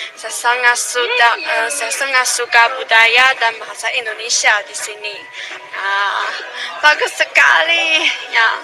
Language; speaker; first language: Indonesian; non-native, learner; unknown